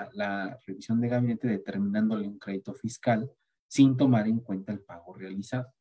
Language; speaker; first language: Spanish; native; Spanish